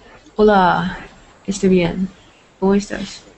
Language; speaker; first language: Spanish; non-native, learner; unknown